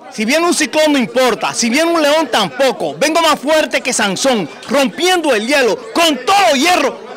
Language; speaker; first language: Spanish; native; Spanish